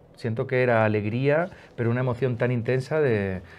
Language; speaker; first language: Spanish; native; Spanish